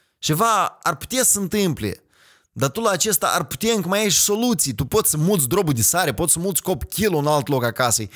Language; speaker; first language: Romanian; native; Romanian